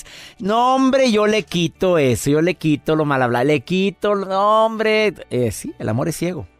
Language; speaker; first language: Spanish; native; Spanish